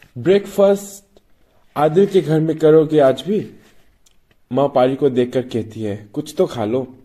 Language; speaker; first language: Hindi; non-native, local second language; Manipuri